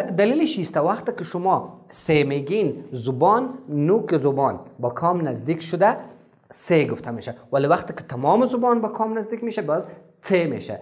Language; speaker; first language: Persian; non-native, local second language; Pashto